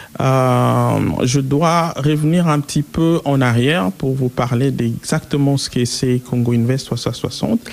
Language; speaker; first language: French; non-native, local second language; Lingala